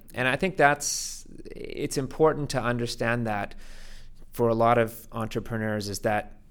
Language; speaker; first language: English; native; English